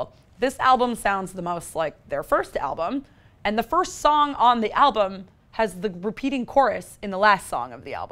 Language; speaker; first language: English; native; English